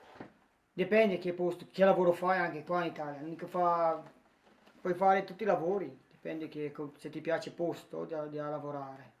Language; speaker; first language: Italian; non-native, learner; Romanian